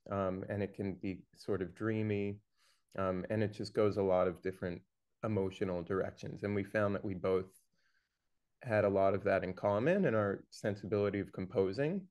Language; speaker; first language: English; native; English